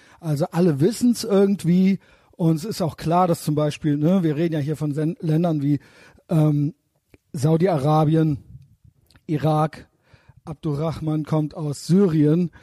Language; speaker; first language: German; native; German